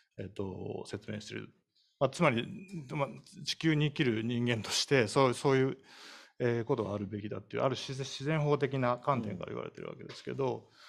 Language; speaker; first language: Japanese; native; Japanese